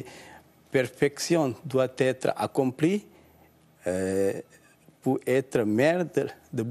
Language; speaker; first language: French; non-native, learner; Sinhala